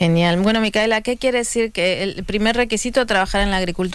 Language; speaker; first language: Spanish; native; Spanish